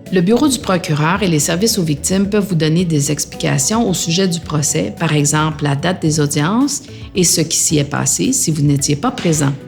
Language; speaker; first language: French; native; French